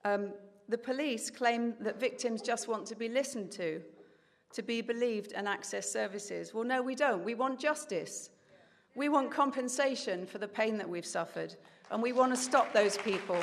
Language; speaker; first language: English; native; English